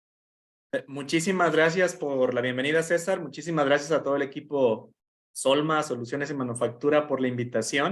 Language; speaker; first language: Spanish; native; Spanish